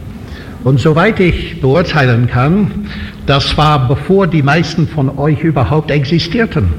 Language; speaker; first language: German; non-native, fluent; English